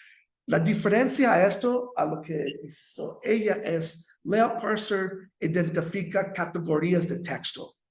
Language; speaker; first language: Spanish; non-native, fluent; English